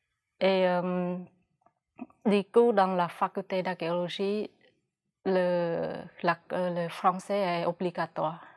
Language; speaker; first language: French; non-native, fluent; Khmer